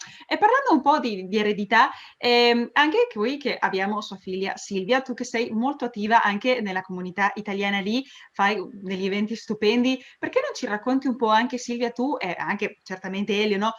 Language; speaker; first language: Italian; early bilingual, heritage; Spanish